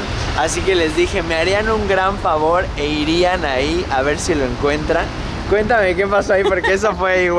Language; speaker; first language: Spanish; native; Spanish